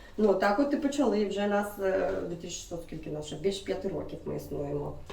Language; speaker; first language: Ukrainian; non-native, local second language; Russian